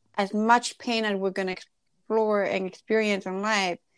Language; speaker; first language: English; non-native, fluent; Spanish